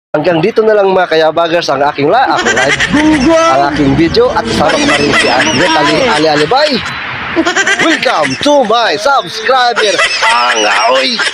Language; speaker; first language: Filipino; non-native, local second language; Cebuano